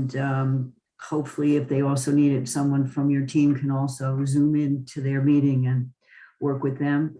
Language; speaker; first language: English; native; English